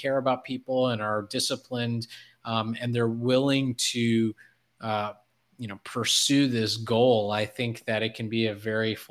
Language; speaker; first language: English; native; English